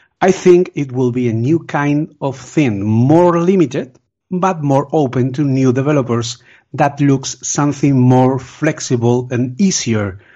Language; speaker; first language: English; non-native, fluent; Spanish